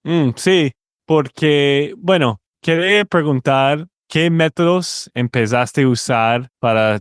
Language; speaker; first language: Spanish; non-native, fluent; English